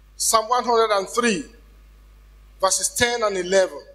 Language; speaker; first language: English; non-native, local second language; Yoruba